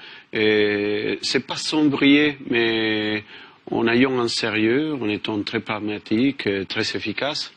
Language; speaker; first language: French; non-native, fluent; Spanish